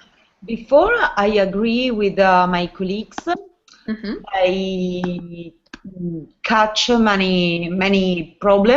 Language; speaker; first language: English; non-native, learner; Italian